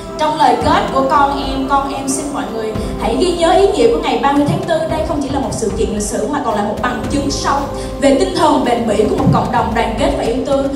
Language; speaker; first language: Vietnamese; early bilingual, heritage; Vietnamese